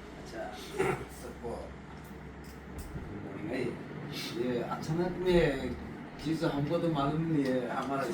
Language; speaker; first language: Hindi; non-native, local second language; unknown